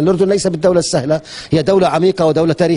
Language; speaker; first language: Arabic; native; Arabic